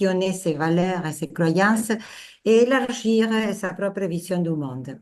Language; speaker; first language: French; non-native, fluent; Spanish